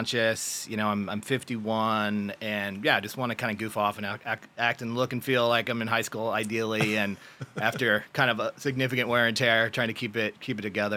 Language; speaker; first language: English; native; English